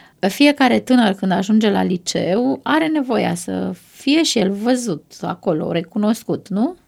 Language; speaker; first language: Romanian; native; Romanian